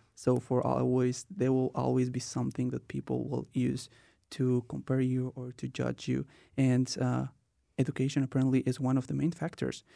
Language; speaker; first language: English; non-native, fluent; Spanish